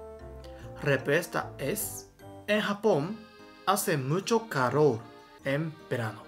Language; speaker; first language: Spanish; non-native, learner; Japanese